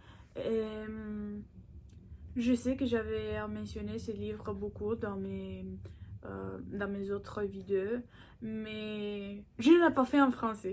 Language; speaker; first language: French; non-native, learner; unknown